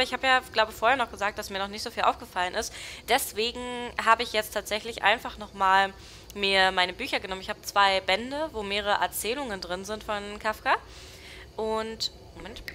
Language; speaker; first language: German; native; German